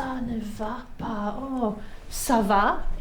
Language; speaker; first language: French; non-native, learner; English